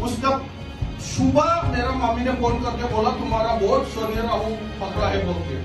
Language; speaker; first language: Hindi; non-native, local second language; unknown